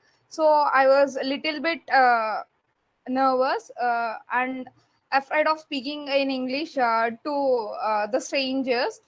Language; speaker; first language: English; non-native, learner; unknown